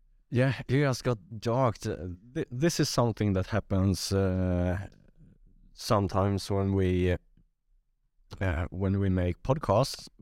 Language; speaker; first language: English; non-native, fluent; Swedish